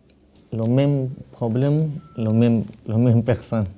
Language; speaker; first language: French; non-native, learner; Persian